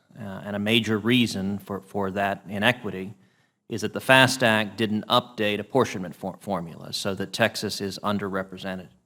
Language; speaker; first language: English; native; English